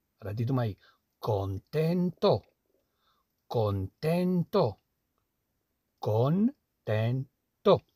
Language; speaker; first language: Italian; non-native, fluent; Arabic